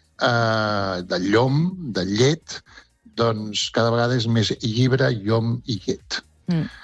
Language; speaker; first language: Catalan; native; Catalan